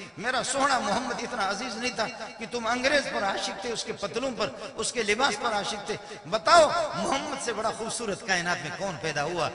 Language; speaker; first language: Urdu; non-native, local second language; Brahui